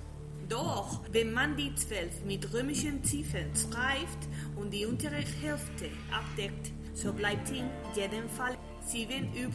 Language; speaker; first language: German; non-native, learner; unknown